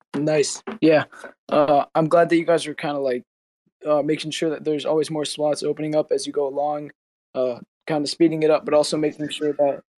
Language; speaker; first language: English; native; English